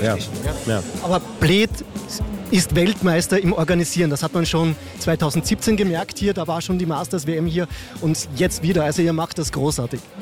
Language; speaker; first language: German; native; German